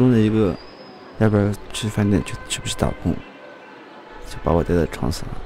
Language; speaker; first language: Chinese; non-native, local second language; Uyghur